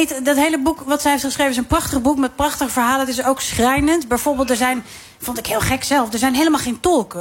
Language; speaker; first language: Dutch; native; Dutch